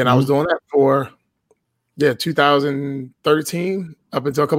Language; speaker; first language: English; native; English